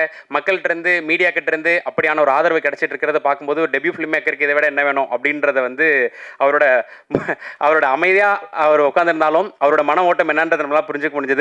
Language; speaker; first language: Tamil; native; Tamil